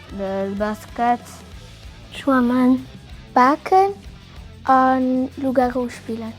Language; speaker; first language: German; non-native, local second language; Luxembourgish